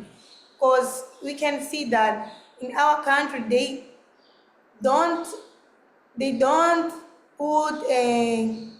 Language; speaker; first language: English; non-native, learner; Portuguese